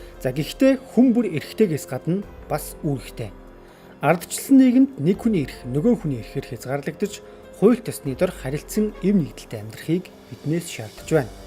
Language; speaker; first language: Mongolian; native; Mongolian